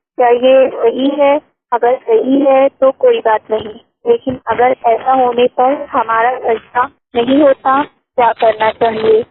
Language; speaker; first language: Urdu; native; Urdu